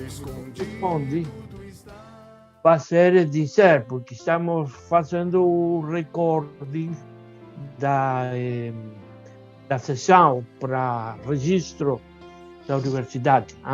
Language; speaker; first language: Portuguese; non-native, fluent; Spanish